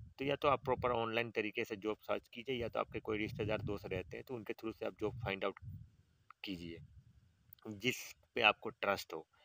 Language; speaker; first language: Hindi; native; Hindi